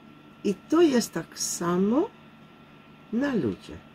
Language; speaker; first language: Polish; non-native, learner; Dutch